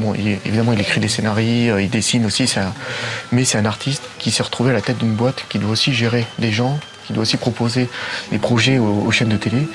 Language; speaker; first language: French; native; French